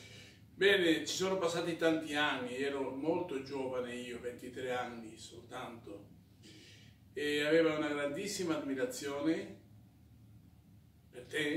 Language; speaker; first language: Italian; non-native, fluent; Spanish